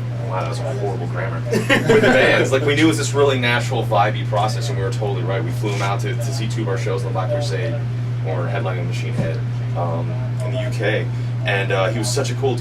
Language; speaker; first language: English; native; English